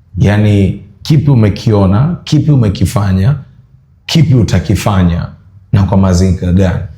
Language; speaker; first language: Swahili; native; Swahili